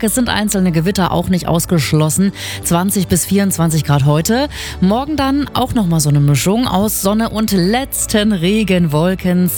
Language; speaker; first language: German; native; German